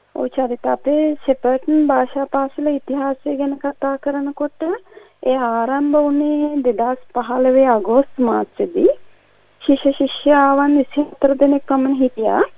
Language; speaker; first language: Sinhala; native; Sinhala